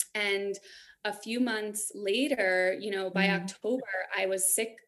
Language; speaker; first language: English; native; English